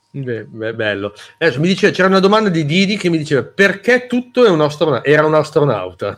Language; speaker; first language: Italian; native; Italian